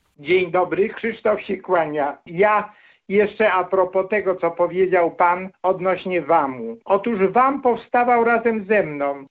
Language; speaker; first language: Polish; native; Polish